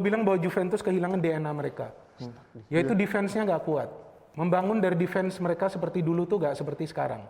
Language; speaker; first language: Indonesian; native; Indonesian